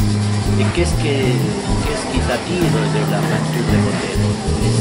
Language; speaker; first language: French; non-native, fluent; Spanish